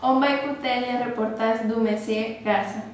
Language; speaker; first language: French; non-native, learner; Spanish